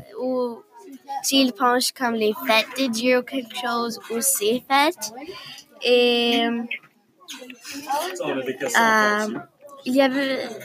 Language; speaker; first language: French; non-native, learner; English